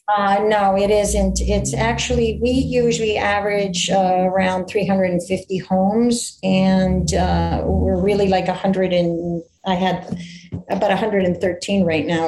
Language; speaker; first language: English; early bilingual, other home language; Greek